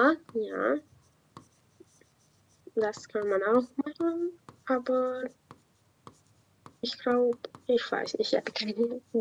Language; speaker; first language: German; non-native, learner; Romanian